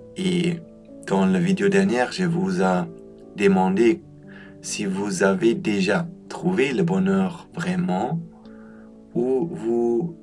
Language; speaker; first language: French; non-native, learner; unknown